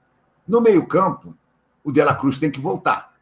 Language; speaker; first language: Portuguese; native; Portuguese